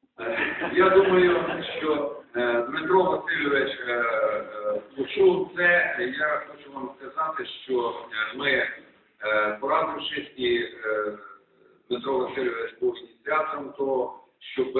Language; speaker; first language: Ukrainian; native; Ukrainian